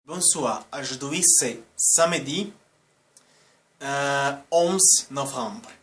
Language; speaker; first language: French; non-native, learner; Portuguese